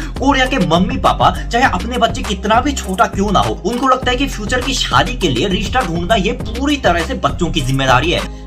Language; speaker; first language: Hindi; non-native, fluent; Korean